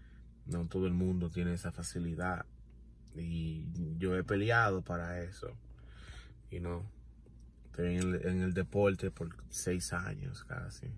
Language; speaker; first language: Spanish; early bilingual, heritage; Spanish